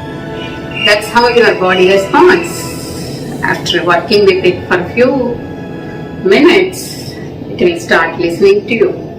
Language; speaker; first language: English; non-native, local second language; Tamil